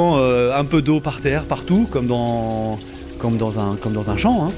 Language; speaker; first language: French; native; French